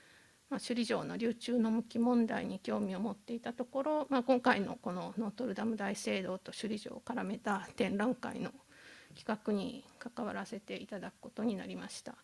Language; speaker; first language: Japanese; native; Japanese